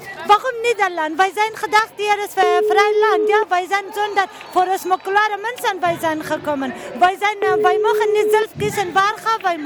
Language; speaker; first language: Dutch; non-native, learner; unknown